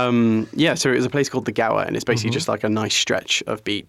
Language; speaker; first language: English; native; English